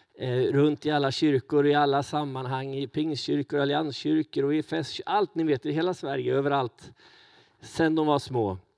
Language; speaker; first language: Swedish; native; Swedish